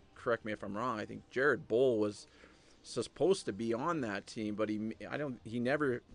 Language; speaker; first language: English; native; English